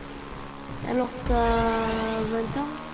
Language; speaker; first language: French; native; French